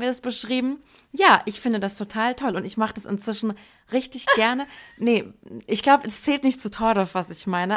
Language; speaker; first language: German; early bilingual, other home language; Persian